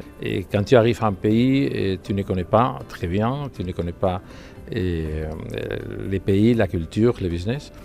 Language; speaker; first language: French; non-native, fluent; Spanish